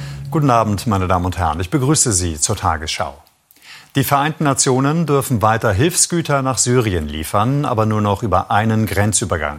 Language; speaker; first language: German; native; German